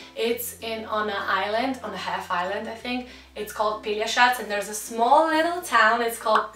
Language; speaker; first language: English; non-native, fluent; Slovenian